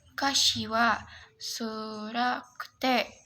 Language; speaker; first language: Japanese; non-native, learner; Indonesian